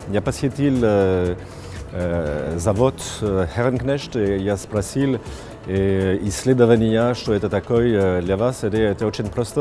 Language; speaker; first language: Russian; non-native, fluent; French